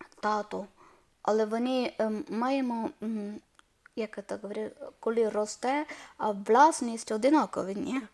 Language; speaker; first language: Ukrainian; non-native, learner; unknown